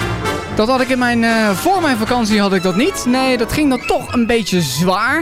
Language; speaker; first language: Dutch; native; Dutch